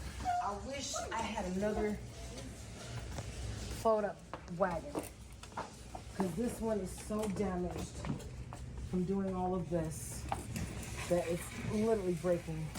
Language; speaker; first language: English; native; English